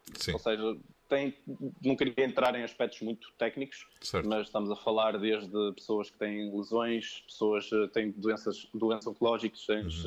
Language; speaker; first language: Portuguese; early bilingual, other home language; French